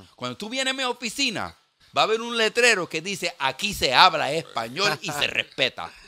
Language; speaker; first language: Spanish; early bilingual, heritage; Spanish